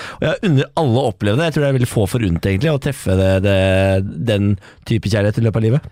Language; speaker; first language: Norwegian; native; Norwegian